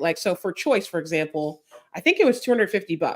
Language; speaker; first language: English; native; English